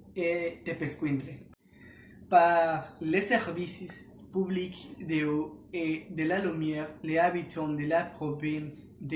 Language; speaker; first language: French; non-native, learner; Spanish